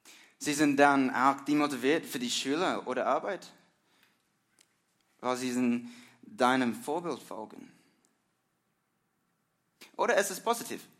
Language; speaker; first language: German; non-native, learner; English